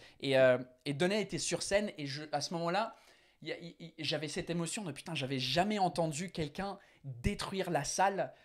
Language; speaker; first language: French; non-native, fluent; English